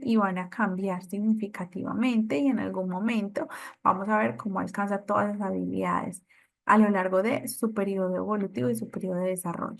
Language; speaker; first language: Spanish; native; Spanish